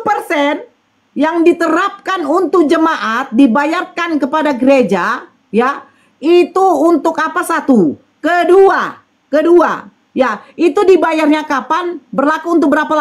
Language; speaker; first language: Indonesian; native; Indonesian